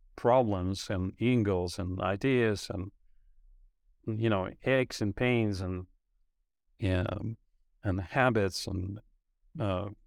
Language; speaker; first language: English; non-native, fluent; Ukrainian